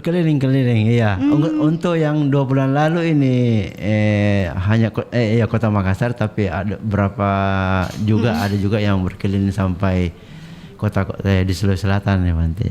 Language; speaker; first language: Indonesian; native; Indonesian